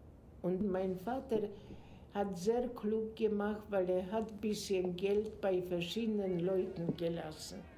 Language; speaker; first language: German; non-native, fluent; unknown